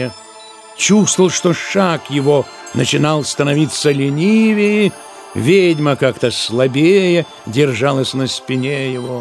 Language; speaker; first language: Russian; native; Russian